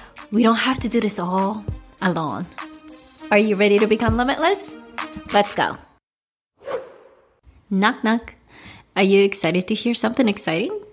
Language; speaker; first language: English; non-native, fluent; Japanese